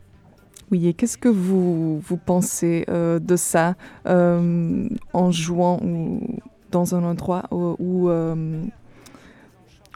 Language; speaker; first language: French; non-native, fluent; Portuguese